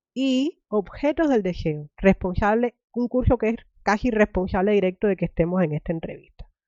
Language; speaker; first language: Spanish; native; Spanish